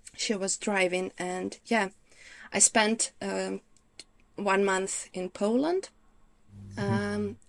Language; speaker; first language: English; non-native, fluent; Ukrainian